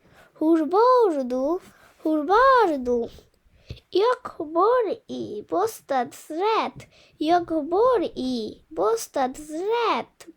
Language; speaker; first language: Swedish; non-native, fluent; Bangla